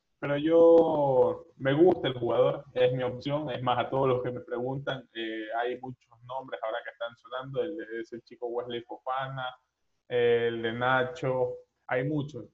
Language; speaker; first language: Spanish; native; Spanish